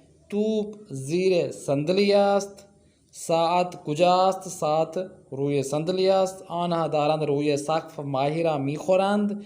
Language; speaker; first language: Persian; non-native, fluent; Urdu